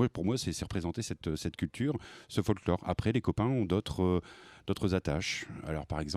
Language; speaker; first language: French; native; French